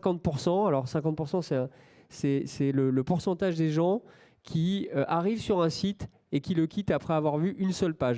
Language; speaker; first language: French; native; French